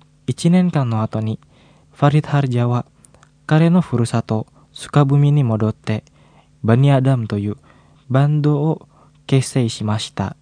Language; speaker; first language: Japanese; non-native, fluent; Indonesian